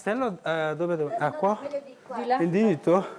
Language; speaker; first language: Italian; non-native, learner; Korean